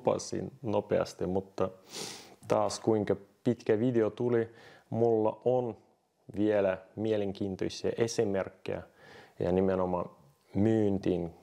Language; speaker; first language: Finnish; non-native, fluent; Russian